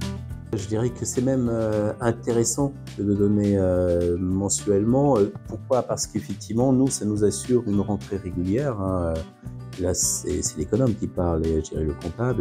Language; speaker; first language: French; native; French